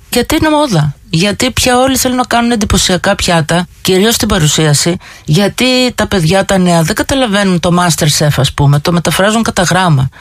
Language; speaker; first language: Greek; native; Greek